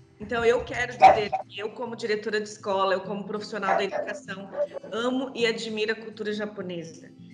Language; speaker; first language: Portuguese; native; Portuguese